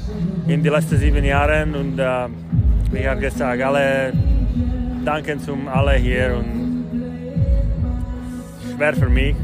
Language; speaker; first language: German; non-native, learner; Czech